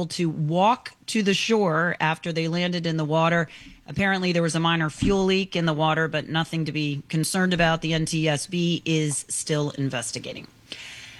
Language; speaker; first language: English; native; English